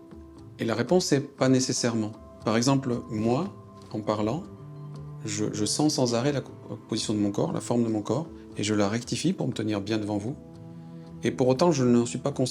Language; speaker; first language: French; native; French